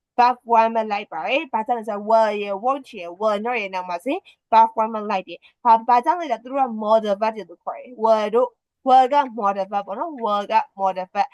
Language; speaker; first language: English; non-native, fluent; Burmese